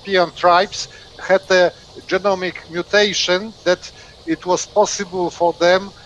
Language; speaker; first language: English; non-native, fluent; Polish